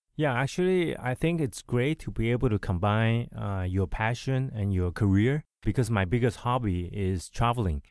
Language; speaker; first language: English; early bilingual, other home language; Chinese